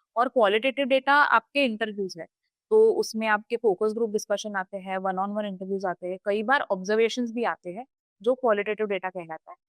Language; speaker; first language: Hindi; non-native, local second language; Marathi